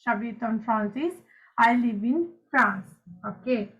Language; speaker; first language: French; non-native, fluent; Sinhala